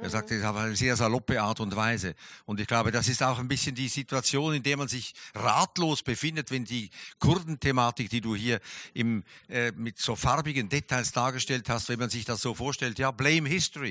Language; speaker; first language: German; native; German